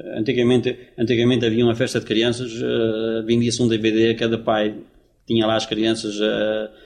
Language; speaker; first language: Portuguese; native; Portuguese